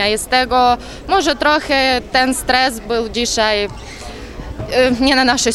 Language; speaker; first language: Polish; non-native, fluent; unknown